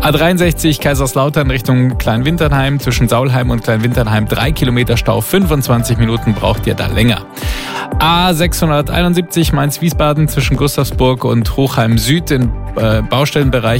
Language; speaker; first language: German; native; German